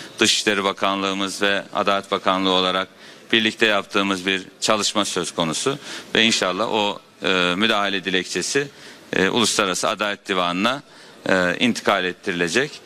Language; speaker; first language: Turkish; native; Turkish